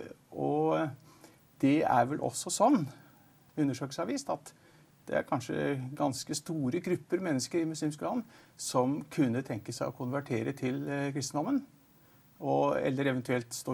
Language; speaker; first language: Norwegian; native; Norwegian